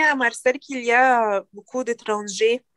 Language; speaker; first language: French; non-native, learner; Arabic